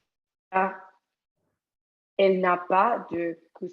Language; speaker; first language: French; non-native, learner; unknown